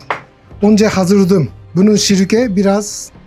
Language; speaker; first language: Turkish; non-native, learner; Japanese